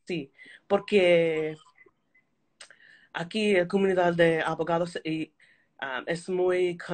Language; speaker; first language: Spanish; early bilingual, heritage; Spanish